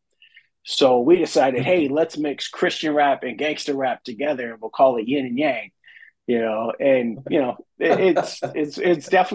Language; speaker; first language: English; native; English